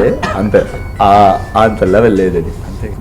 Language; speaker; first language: Telugu; non-native, learner; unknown